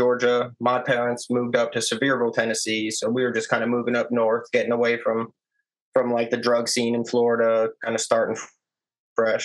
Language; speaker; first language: English; native; English